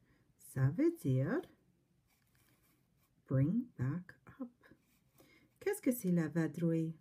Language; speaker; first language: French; non-native, fluent; English